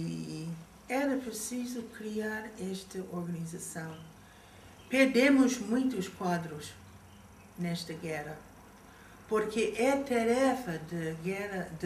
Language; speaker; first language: Portuguese; non-native, fluent; English